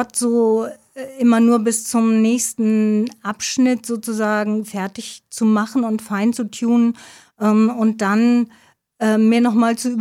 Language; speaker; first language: German; native; German